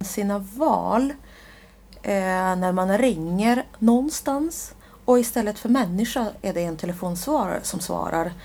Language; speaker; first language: Swedish; non-native, fluent; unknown